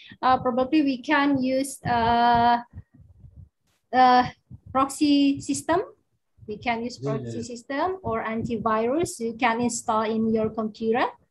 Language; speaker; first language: English; non-native, fluent; Indonesian